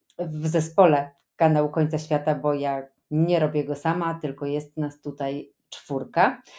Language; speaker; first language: Polish; native; Polish